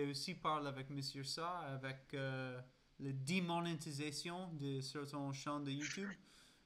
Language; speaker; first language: French; non-native, learner; English